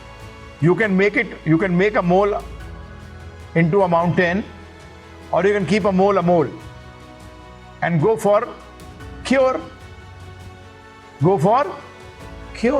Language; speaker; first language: English; non-native, local second language; Hindi